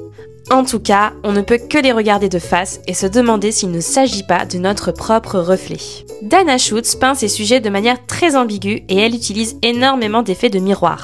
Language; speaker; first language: French; native; French